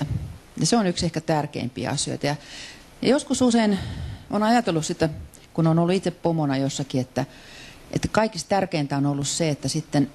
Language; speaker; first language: Finnish; native; Finnish